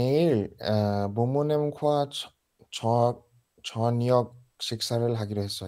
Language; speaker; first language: Korean; non-native, learner; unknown